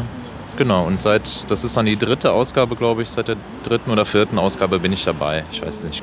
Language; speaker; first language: German; native; German